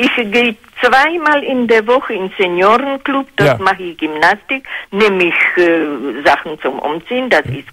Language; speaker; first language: German; non-native, fluent; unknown